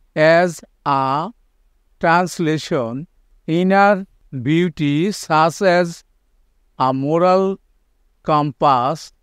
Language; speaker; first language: English; non-native, local second language; Bangla